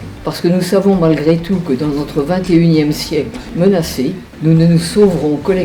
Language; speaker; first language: French; native; French